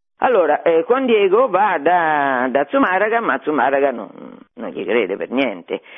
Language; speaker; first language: Italian; native; Italian